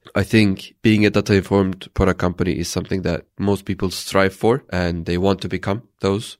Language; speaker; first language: English; non-native, fluent; Turkish